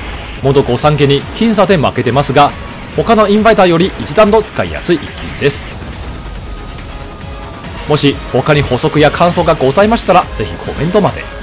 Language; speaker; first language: Japanese; non-native, fluent; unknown